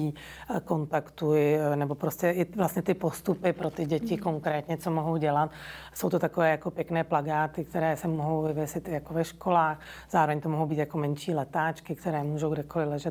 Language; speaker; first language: Czech; native; Czech